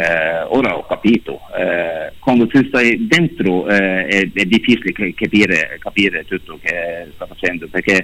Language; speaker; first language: Italian; non-native, learner; Norwegian